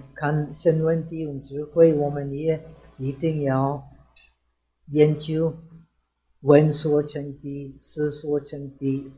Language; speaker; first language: Chinese; non-native, fluent; Czech